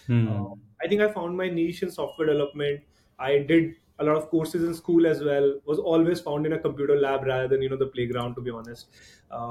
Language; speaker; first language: English; non-native, local second language; Hindi